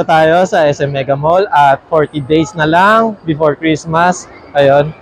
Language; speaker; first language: Filipino; native; Filipino